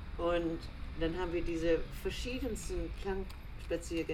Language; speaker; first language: German; native; German